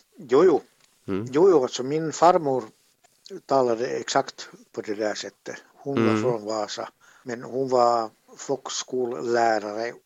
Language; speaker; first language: Swedish; native; Swedish